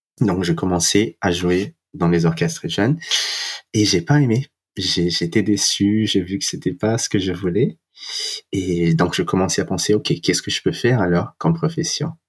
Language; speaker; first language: French; non-native, fluent; Portuguese